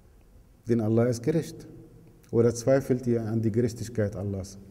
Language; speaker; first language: German; non-native, fluent; Arabic